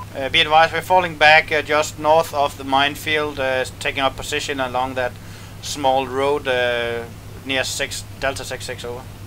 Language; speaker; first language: English; non-native, fluent; Danish